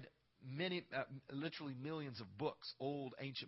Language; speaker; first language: English; native; English